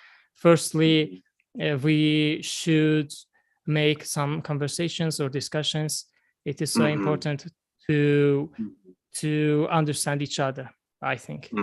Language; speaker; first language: English; non-native, learner; Azerbaijani